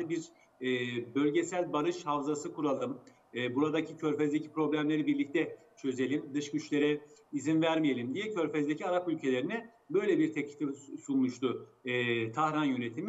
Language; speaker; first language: Turkish; native; Turkish